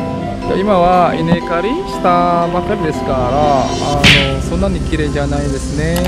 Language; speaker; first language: Japanese; non-native, fluent; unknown